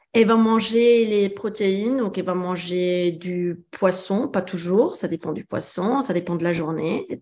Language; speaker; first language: French; early bilingual, other home language; Italian